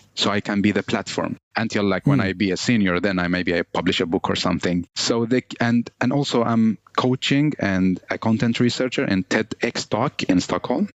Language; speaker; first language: English; non-native, fluent; Arabic